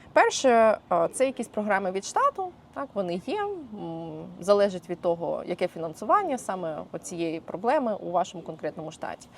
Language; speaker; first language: Ukrainian; native; Ukrainian